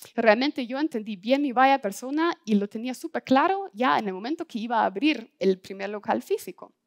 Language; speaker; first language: Spanish; non-native, fluent; German